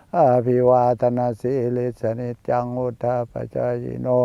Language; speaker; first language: Thai; native; Thai